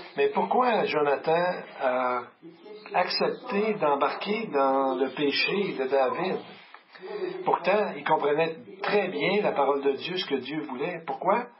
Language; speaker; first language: French; native; French